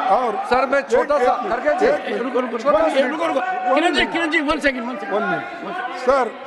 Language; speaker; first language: Hindi; non-native, local second language; Kannada